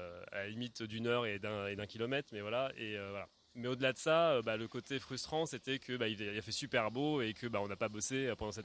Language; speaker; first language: French; native; French